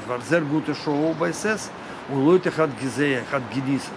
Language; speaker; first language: German; non-native, learner; Russian